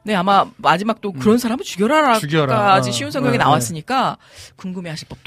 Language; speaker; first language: Korean; native; Korean